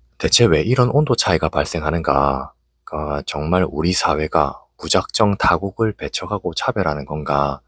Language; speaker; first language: Korean; native; Korean